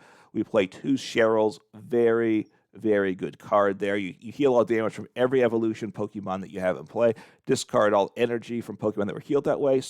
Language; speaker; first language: English; native; English